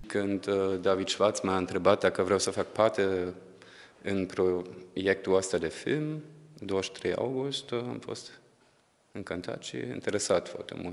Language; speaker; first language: Romanian; non-native, fluent; German